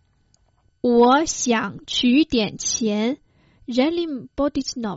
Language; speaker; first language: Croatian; non-native, fluent; Chinese